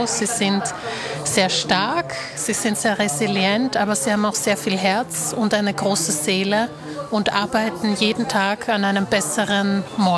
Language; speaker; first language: German; early bilingual, other home language; Slovak